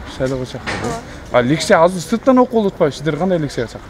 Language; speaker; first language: Kyrgyz; native; Kyrgyz